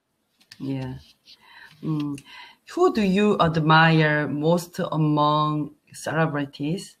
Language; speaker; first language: English; non-native, learner; Korean